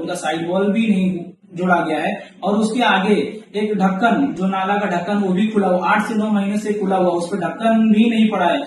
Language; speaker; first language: Hindi; native; Hindi